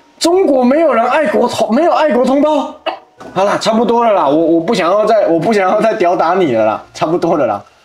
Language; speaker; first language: Chinese; native; Chinese